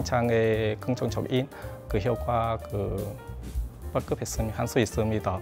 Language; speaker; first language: Korean; non-native, learner; Vietnamese